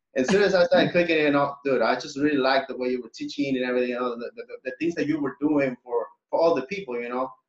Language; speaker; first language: English; early bilingual, other home language; Spanish